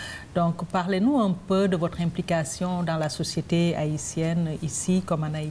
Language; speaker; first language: French; native; French